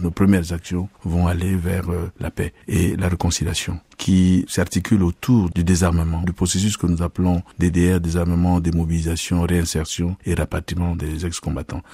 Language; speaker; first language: French; non-native, local second language; Sango